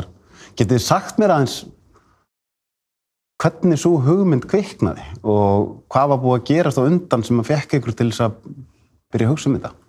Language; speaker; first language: Icelandic; native; Icelandic